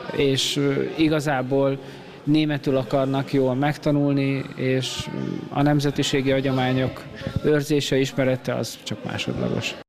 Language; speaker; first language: Hungarian; native; Hungarian